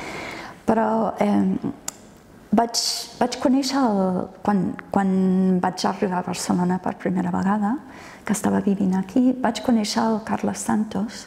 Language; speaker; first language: Catalan; non-native, fluent; English